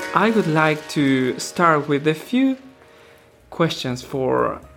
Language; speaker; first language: English; non-native, fluent; Spanish